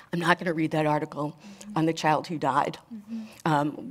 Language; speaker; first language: English; native; English